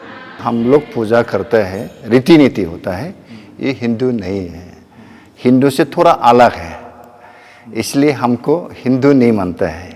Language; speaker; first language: Hindi; non-native, local second language; Bodo